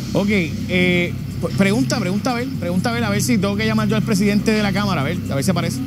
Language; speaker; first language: Spanish; native; Spanish